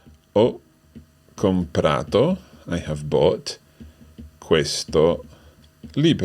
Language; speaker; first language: Italian; non-native, fluent; English